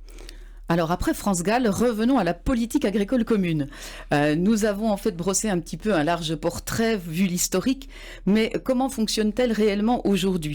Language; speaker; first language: French; native; French